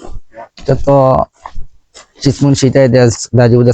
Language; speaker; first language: Japanese; non-native, learner; Bangla